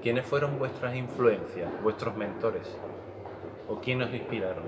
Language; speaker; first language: Spanish; native; Spanish